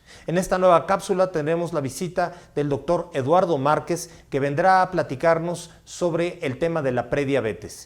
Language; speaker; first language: Spanish; native; Spanish